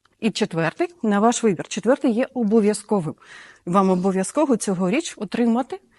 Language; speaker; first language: Ukrainian; native; Ukrainian